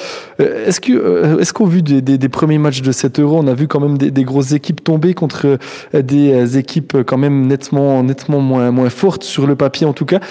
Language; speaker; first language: French; native; French